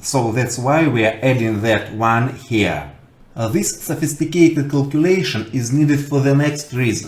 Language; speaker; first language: English; non-native, fluent; Russian